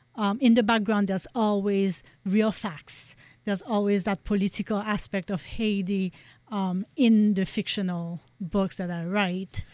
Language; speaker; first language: English; non-native, fluent; French